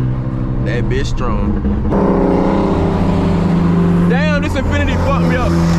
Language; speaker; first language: English; native; English